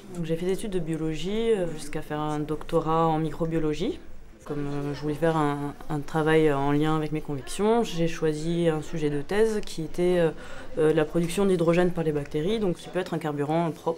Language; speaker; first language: French; native; French